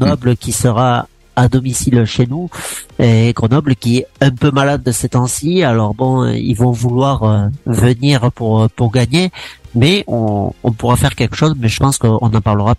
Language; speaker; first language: French; native; French